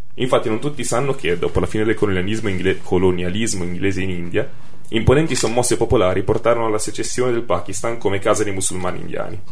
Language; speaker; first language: Italian; native; Italian